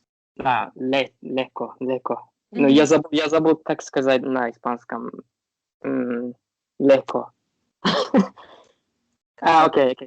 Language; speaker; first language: Russian; non-native, learner; Turkish